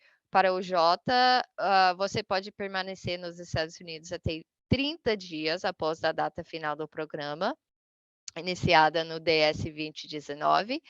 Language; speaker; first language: Portuguese; non-native, fluent; English